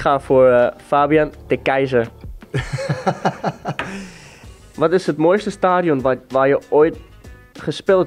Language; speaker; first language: Dutch; non-native, fluent; Danish